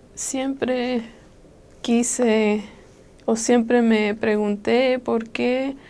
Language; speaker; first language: Spanish; early bilingual, other home language; English